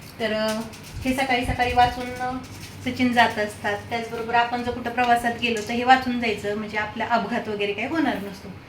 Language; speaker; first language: Marathi; native; Marathi